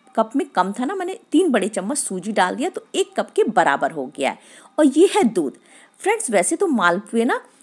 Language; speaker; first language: Hindi; native; Hindi